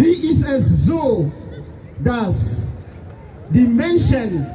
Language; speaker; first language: German; non-native, fluent; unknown